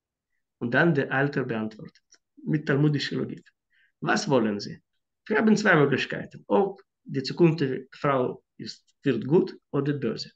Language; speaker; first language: German; non-native, fluent; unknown